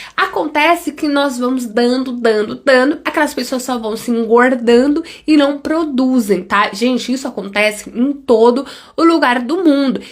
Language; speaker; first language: Portuguese; native; Portuguese